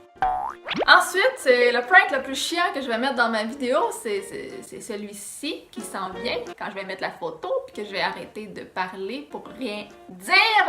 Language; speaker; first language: French; native; French